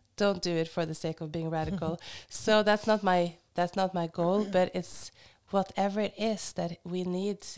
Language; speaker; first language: English; non-native, fluent; Norwegian